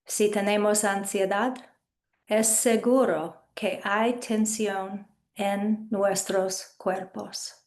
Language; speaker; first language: Spanish; non-native, fluent; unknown